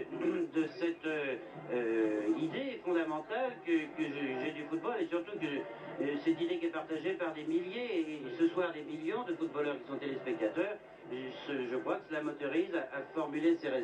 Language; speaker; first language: French; native; French